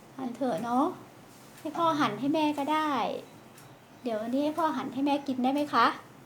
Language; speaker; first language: Thai; native; Thai